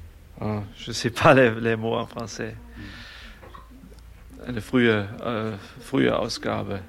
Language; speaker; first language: French; non-native, learner; German